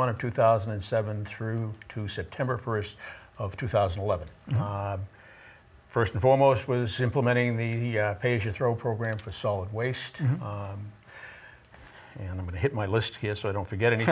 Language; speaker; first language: English; native; English